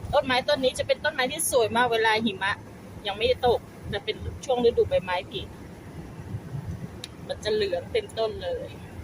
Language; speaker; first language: Thai; native; Thai